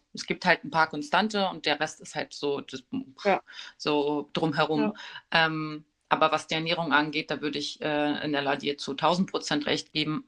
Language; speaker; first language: German; native; German